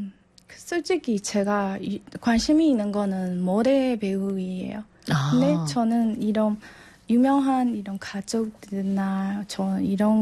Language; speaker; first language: Korean; non-native, learner; Burmese